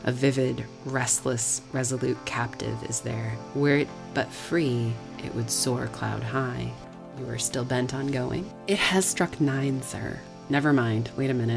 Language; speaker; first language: English; native; English